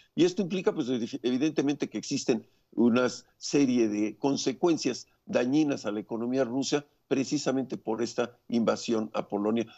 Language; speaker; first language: Spanish; native; Spanish